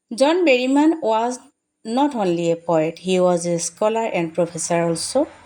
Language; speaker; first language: English; non-native, local second language; Assamese